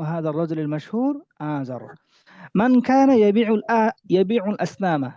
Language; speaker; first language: Arabic; non-native, fluent; Bangla